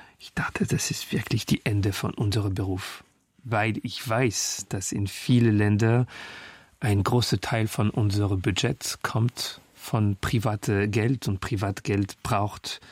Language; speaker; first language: German; non-native, fluent; French